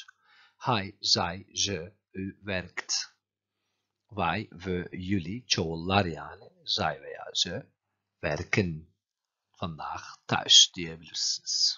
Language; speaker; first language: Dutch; non-native, fluent; Turkish